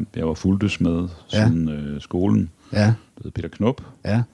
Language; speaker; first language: Danish; native; Danish